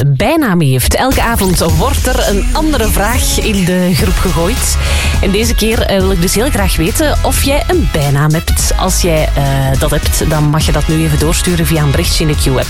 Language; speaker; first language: Dutch; native; Dutch